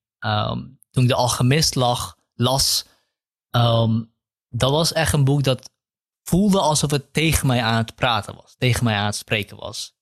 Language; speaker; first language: Dutch; early bilingual, other home language; Kurdish